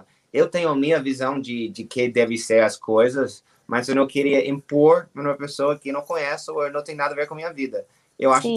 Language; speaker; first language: Portuguese; non-native, learner; English